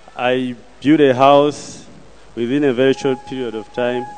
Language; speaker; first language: English; non-native, local second language; Nyanja